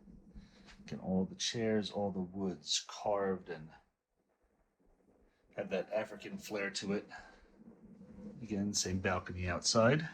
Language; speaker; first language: English; native; English